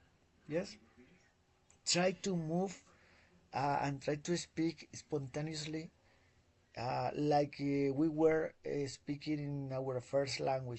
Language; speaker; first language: English; non-native, learner; Spanish